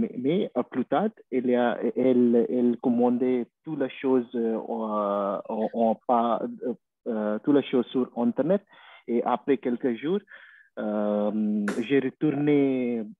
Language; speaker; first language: French; non-native, learner; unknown